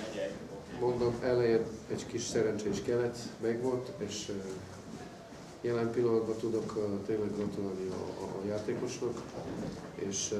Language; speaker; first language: Hungarian; non-native, fluent; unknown